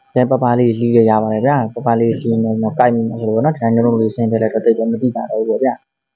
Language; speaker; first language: Burmese; native; Burmese